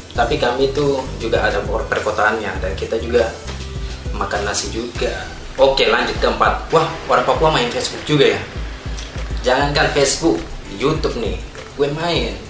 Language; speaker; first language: Indonesian; native; Indonesian